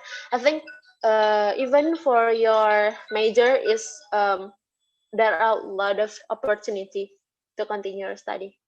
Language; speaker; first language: English; non-native, fluent; Indonesian